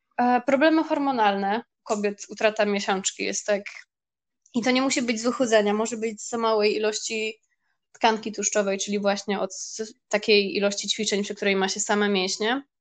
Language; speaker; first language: Polish; early bilingual, heritage; Polish